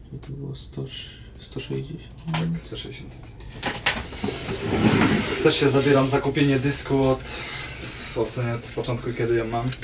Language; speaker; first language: Polish; native; Polish